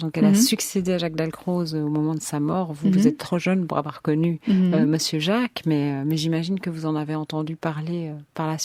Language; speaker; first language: French; native; French